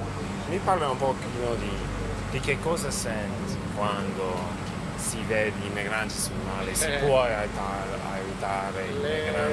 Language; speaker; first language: Italian; non-native, learner; English